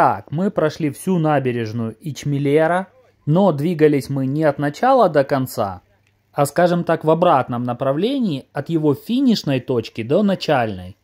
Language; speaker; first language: Russian; native; Russian